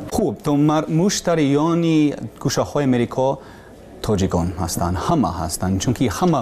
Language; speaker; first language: Persian; non-native, learner; English